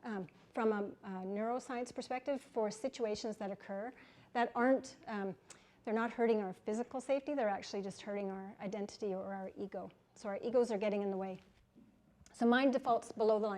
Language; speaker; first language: English; native; English